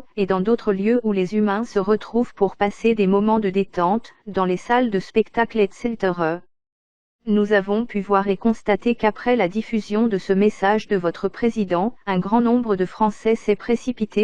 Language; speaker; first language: French; native; French